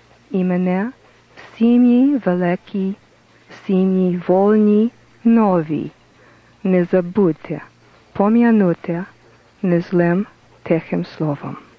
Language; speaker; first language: Ukrainian; non-native, learner; English